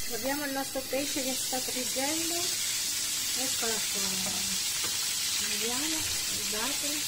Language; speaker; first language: Italian; non-native, learner; Filipino